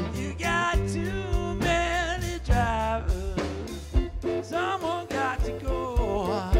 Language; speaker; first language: English; native; English